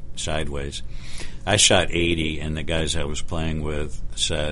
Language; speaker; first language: English; native; English